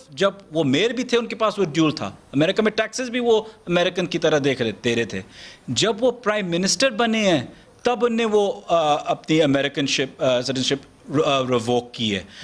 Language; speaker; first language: Urdu; early bilingual, heritage; Urdu